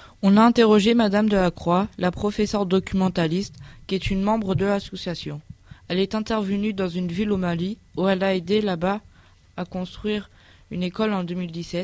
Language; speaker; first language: French; native; French